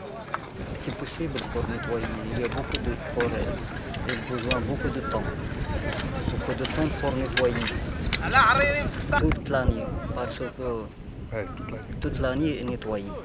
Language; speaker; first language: French; non-native, learner; Arabic